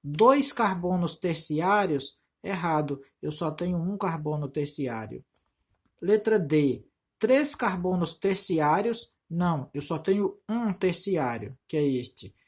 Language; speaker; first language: Portuguese; native; Portuguese